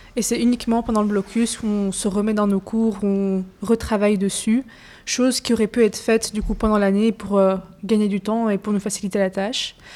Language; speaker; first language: French; native; French